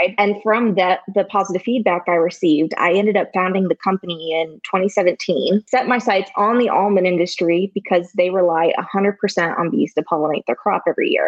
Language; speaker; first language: English; native; English